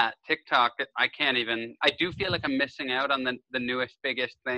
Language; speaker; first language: English; native; English